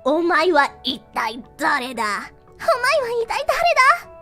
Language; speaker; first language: Japanese; non-native, learner; English